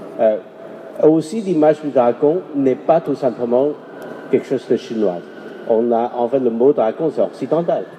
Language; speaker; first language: French; non-native, fluent; Chinese